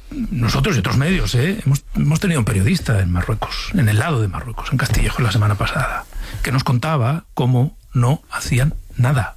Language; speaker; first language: Spanish; native; Spanish